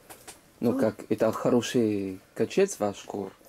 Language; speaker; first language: Russian; non-native, learner; French